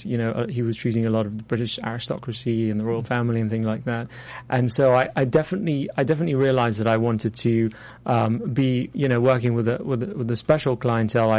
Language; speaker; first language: English; native; English